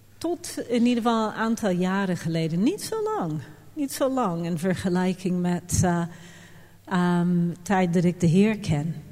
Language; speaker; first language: Dutch; non-native, fluent; English